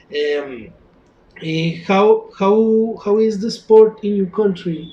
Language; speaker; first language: English; non-native, learner; Spanish